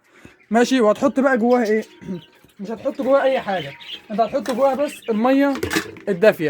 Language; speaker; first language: Arabic; native; Arabic